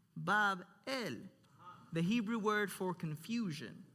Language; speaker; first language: English; early bilingual, other home language; Spanish